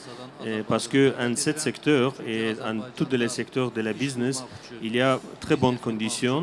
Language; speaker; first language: French; non-native, learner; Azerbaijani